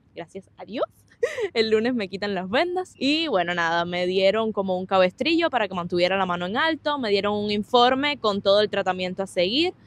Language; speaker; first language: Spanish; native; Spanish